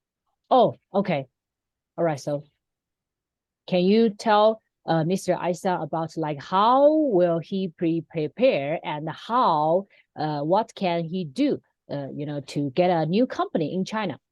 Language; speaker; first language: English; non-native, fluent; Chinese